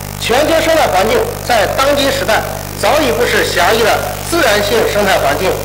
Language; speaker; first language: Chinese; native; Chinese